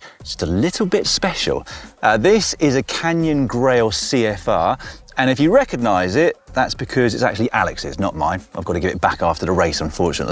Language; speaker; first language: English; native; English